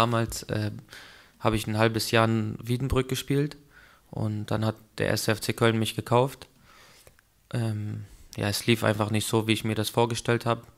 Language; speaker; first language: German; early bilingual, other home language; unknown